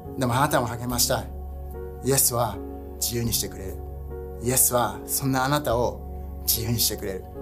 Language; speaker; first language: Japanese; early bilingual, heritage; Japanese